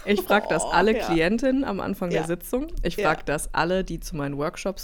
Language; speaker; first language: German; native; German